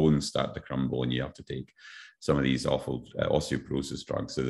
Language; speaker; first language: English; native; English